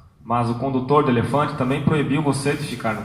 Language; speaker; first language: Portuguese; native; Portuguese